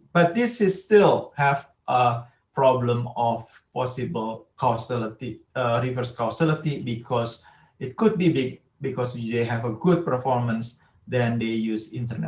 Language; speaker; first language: English; non-native, fluent; Indonesian